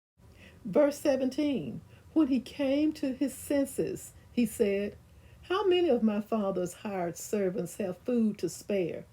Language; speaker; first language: English; native; English